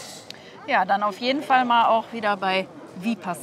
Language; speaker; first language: German; native; German